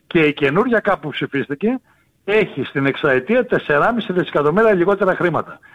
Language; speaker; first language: Greek; native; Greek